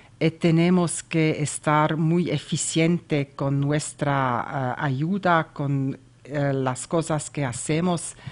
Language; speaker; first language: Spanish; non-native, learner; German